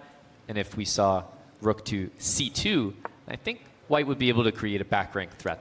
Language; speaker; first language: English; native; English